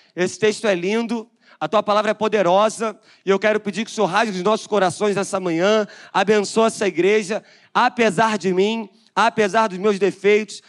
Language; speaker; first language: Portuguese; native; Portuguese